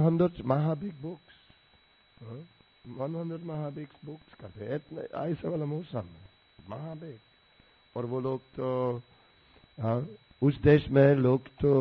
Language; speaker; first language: Hindi; non-native, fluent; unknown